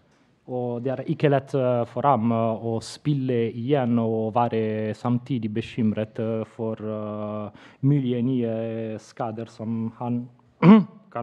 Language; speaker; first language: Norwegian; non-native, fluent; Italian